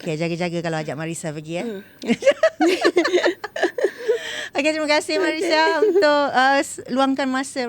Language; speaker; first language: Malay; native; Malay